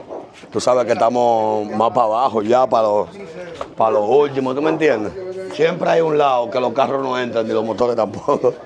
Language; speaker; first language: Spanish; native; Spanish